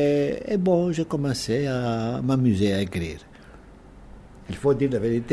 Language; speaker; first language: French; non-native, fluent; Greek